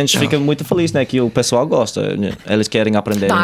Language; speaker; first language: Portuguese; non-native, fluent; English